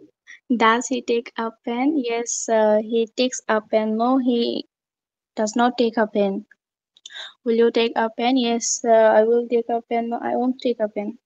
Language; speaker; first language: English; non-native, learner; Bangla